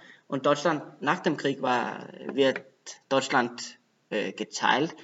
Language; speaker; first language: German; non-native, learner; Danish